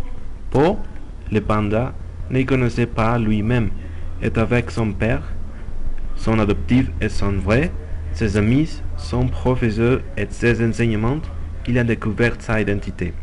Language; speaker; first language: French; non-native, learner; Spanish